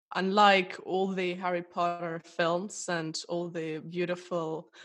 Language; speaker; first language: English; non-native, fluent; Russian